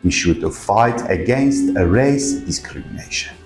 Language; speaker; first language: English; non-native, fluent; Persian